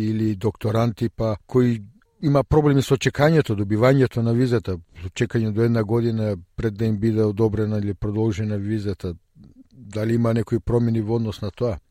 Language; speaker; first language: Macedonian; early bilingual, heritage; Macedonian